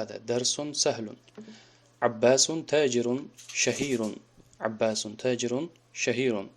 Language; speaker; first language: Arabic; non-native, fluent; Tajik